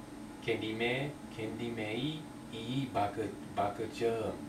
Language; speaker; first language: Turkish; non-native, learner; English